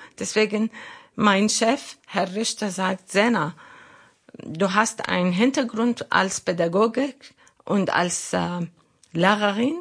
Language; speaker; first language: German; non-native, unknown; Arabic